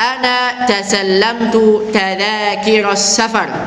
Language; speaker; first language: Arabic; non-native, fluent; Indonesian